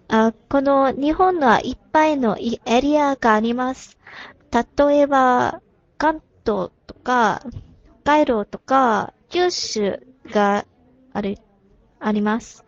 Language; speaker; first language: Japanese; non-native, learner; English